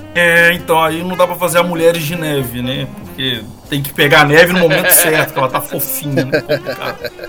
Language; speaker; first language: Portuguese; native; Portuguese